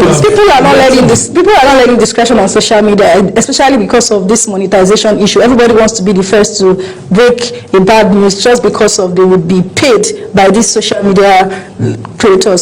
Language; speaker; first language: English; non-native, local second language; Yoruba